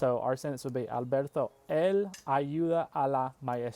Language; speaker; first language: Spanish; non-native, fluent; English